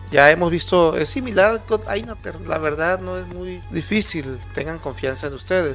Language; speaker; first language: Spanish; native; Spanish